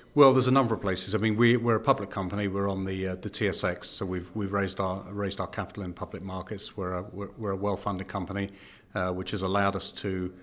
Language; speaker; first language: English; native; English